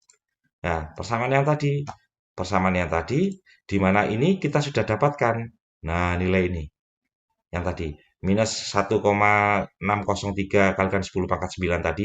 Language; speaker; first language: Indonesian; native; Indonesian